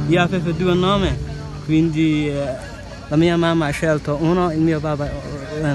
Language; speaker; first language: Italian; non-native, learner; Somali